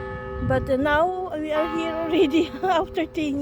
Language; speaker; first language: English; non-native, local second language; Filipino